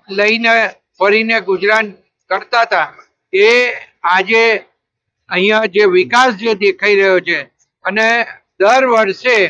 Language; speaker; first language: Gujarati; native; Gujarati